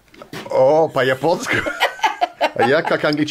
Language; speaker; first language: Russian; non-native, learner; English